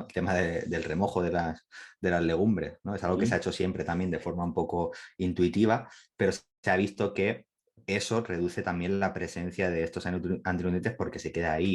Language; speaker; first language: Spanish; native; Spanish